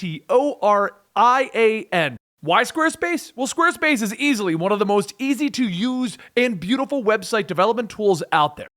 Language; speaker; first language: English; native; English